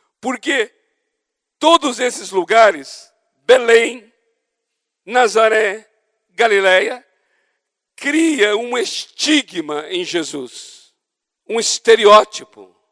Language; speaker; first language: Portuguese; native; Portuguese